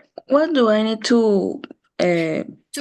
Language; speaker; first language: English; non-native, learner; Spanish